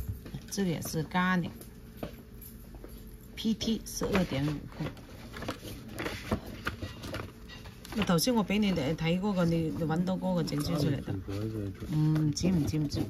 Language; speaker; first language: Chinese; non-native, local second language; Cantonese